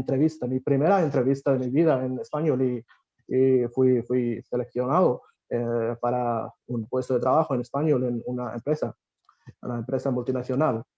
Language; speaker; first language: Spanish; non-native, fluent; Bangla